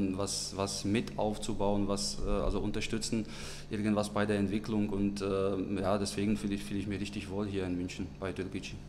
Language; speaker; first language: German; non-native, fluent; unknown